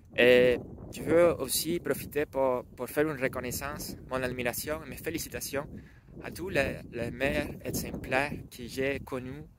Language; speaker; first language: French; non-native, learner; Spanish